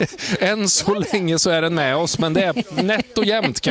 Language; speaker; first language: Swedish; native; Swedish